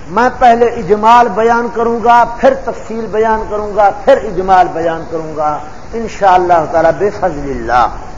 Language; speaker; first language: Urdu; non-native, local second language; Punjabi